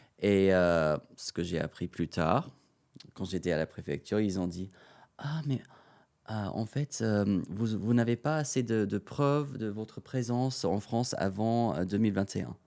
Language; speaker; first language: French; non-native, fluent; English